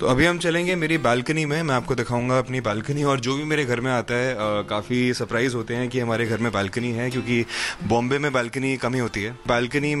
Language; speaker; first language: Hindi; native; Hindi